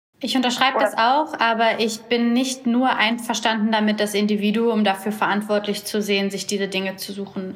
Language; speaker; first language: German; native; German